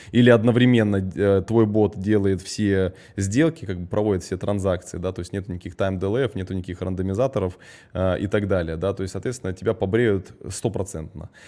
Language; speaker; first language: Russian; early bilingual, heritage; Russian